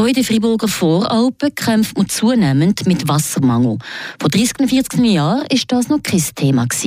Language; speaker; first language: German; native; German